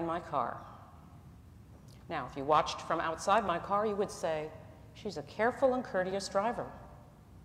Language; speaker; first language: English; native; English